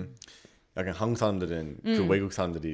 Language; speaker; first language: Korean; non-native, learner; English